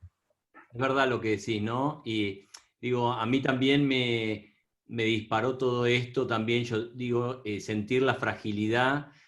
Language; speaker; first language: Spanish; native; Spanish